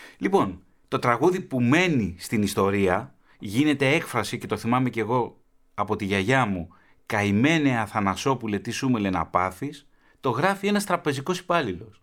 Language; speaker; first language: Greek; native; Greek